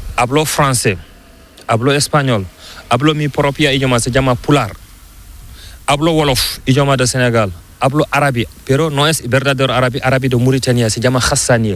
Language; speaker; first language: Spanish; non-native, learner; Fula